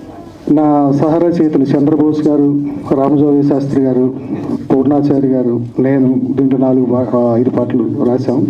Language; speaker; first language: Telugu; native; Telugu